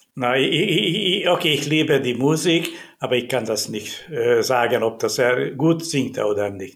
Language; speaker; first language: German; non-native, learner; Hungarian